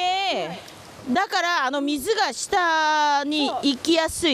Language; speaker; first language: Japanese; non-native, fluent; Korean